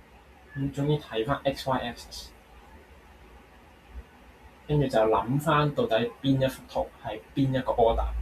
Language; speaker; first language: Cantonese; native; Cantonese